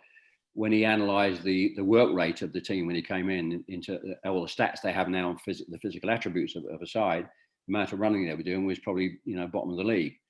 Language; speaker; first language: English; native; English